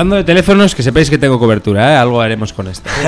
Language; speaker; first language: Spanish; native; Spanish